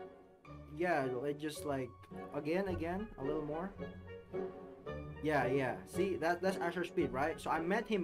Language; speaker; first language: English; non-native, fluent; Indonesian